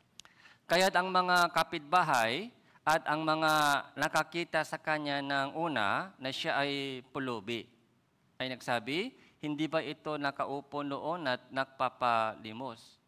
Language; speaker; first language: Filipino; non-native, fluent; Korean